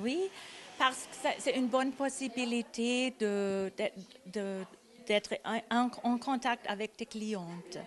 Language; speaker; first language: French; non-native, local second language; German